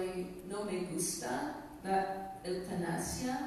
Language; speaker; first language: Spanish; non-native, fluent; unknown